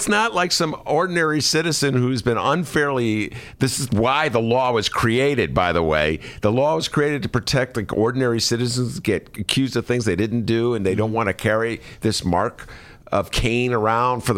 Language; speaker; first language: English; native; English